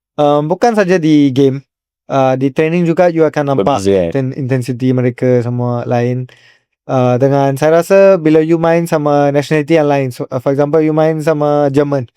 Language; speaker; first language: Malay; native; Malay